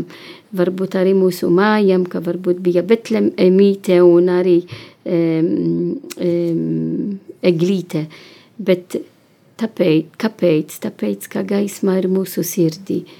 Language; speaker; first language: Latvian; non-native, learner; Italian